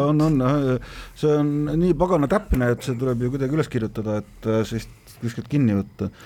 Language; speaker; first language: Estonian; native; Estonian